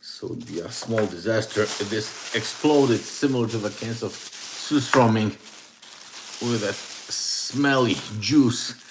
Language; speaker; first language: English; non-native, fluent; Polish